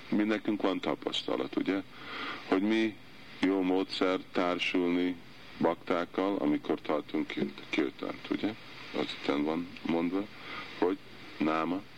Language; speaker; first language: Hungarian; early bilingual, heritage; Hungarian